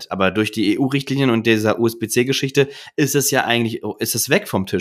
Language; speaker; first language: German; native; German